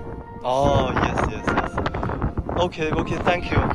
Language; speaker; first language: English; non-native, learner; Chinese